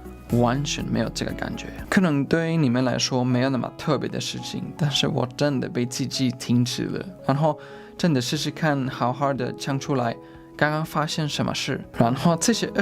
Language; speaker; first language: Chinese; non-native, fluent; Swedish